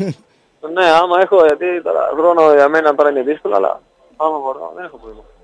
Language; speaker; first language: Greek; non-native, learner; Spanish